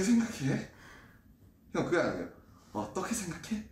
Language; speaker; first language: Korean; native; Korean